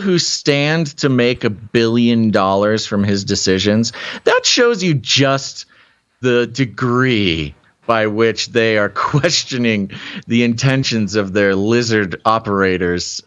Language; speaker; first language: English; native; English